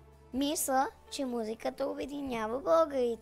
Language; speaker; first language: Bulgarian; early bilingual, heritage; Bulgarian